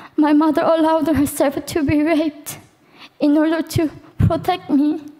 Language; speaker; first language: English; non-native, fluent; Korean